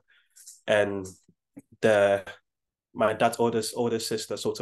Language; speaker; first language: English; non-native, local second language; Yoruba